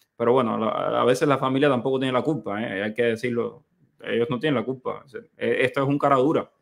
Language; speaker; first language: Spanish; native; Spanish